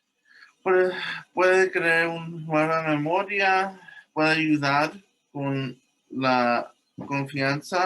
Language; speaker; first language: Spanish; early bilingual, heritage; English